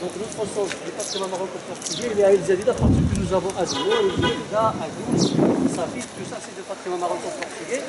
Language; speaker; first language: French; non-native, local second language; Arabic